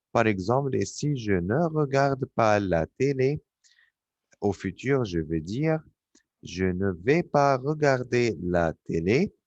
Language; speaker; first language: French; non-native, fluent; Arabic